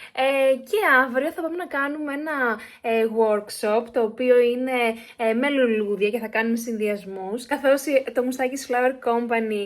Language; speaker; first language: Greek; native; Greek